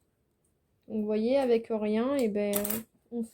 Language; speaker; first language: French; native; French